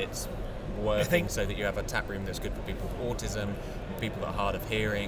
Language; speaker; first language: English; native; English